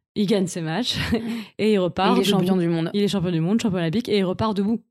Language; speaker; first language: French; native; French